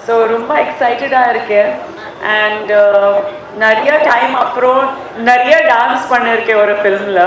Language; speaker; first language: Tamil; non-native, local second language; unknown